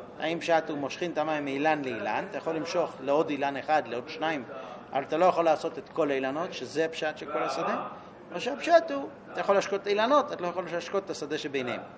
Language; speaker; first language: Hebrew; non-native, fluent; English